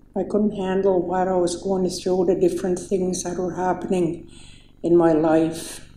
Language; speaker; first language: English; native; English